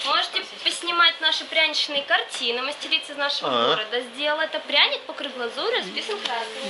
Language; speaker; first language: Russian; native; Russian